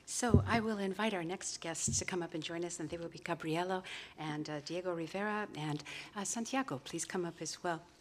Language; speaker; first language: English; native; English